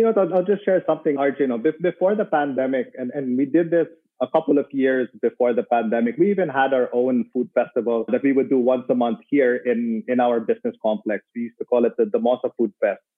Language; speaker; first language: English; non-native, local second language; Filipino